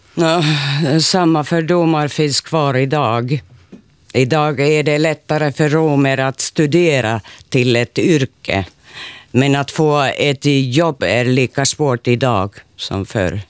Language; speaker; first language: Swedish; non-native, local second language; Finnish